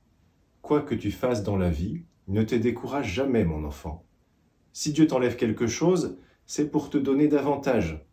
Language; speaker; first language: French; native; French